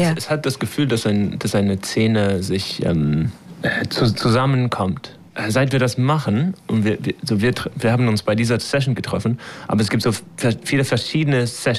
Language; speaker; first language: German; non-native, learner; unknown